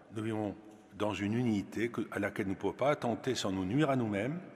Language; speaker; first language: French; native; French